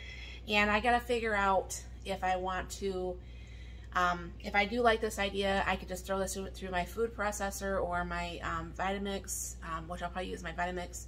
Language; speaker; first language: English; native; English